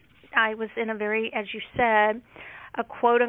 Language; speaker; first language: English; native; English